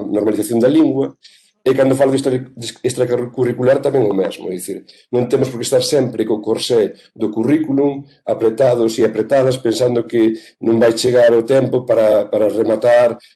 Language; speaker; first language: Galician; native; Galician